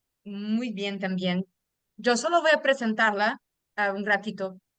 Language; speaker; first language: Spanish; non-native, fluent; Portuguese